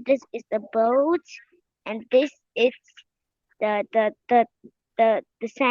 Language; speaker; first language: English; non-native, learner; Vietnamese